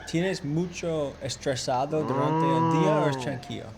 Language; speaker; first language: Spanish; non-native, learner; English